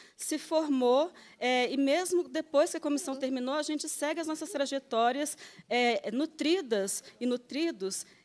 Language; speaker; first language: Portuguese; native; Portuguese